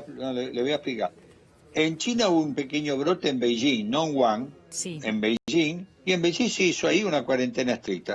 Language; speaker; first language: Spanish; native; Spanish